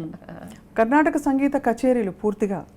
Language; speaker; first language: Telugu; native; Telugu